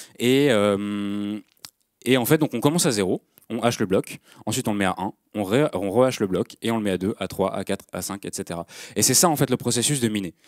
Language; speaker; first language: French; native; French